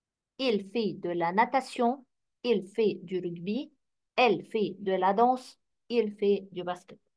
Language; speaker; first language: French; non-native, fluent; Arabic